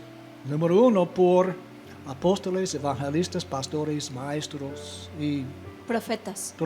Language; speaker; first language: Spanish; non-native, fluent; English